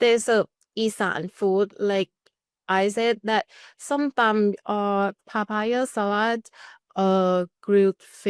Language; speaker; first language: English; non-native, learner; Thai